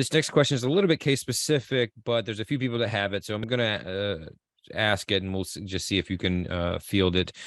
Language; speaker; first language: English; native; English